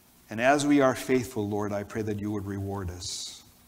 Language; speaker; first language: English; non-native, fluent; Armenian